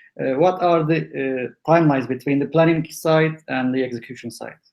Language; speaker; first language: English; non-native, fluent; Turkish